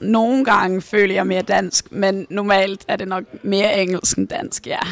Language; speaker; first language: Danish; early bilingual, heritage; Danish